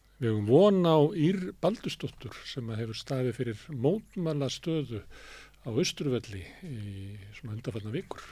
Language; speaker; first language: Icelandic; native; Icelandic